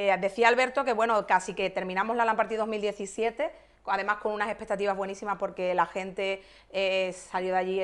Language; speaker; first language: Spanish; native; Spanish